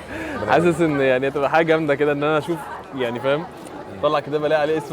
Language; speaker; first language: Arabic; native; Arabic